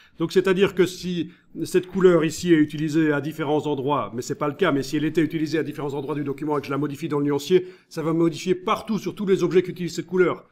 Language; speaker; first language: French; native; French